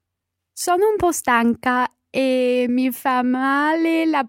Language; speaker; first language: Italian; non-native, learner; English